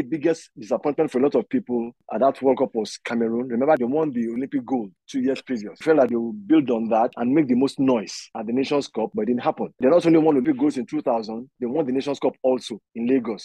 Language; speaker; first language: English; non-native, local second language; Yoruba